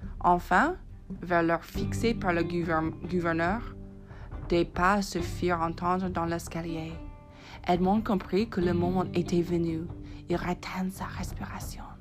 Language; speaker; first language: French; non-native, fluent; English